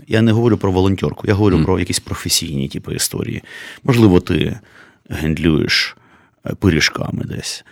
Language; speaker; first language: Ukrainian; native; Ukrainian